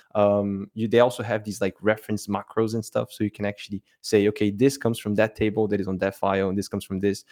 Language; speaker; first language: English; non-native, fluent; Portuguese